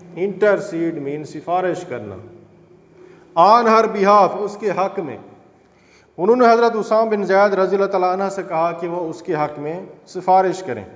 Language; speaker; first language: Urdu; non-native, local second language; Saraiki